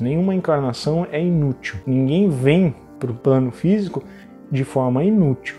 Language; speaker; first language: Portuguese; native; Portuguese